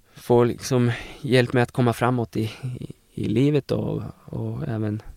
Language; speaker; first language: Swedish; native; Swedish